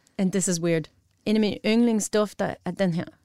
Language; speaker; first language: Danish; non-native, learner; English